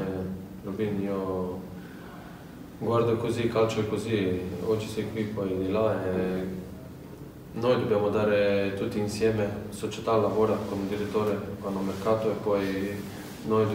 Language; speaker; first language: Italian; non-native, fluent; Serbian